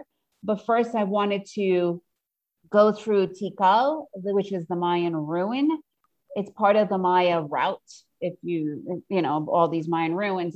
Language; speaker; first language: English; native; English